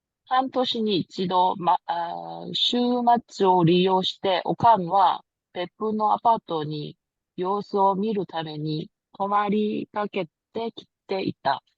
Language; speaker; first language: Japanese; non-native, learner; Korean